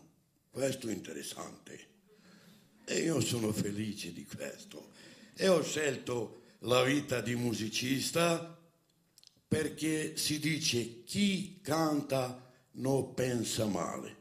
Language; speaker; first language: Italian; non-native, fluent; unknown